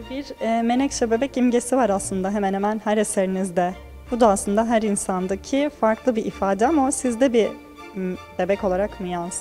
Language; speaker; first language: Turkish; native; Turkish